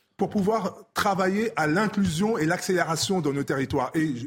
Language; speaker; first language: French; native; French